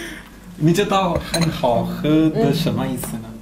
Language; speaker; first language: Chinese; non-native, learner; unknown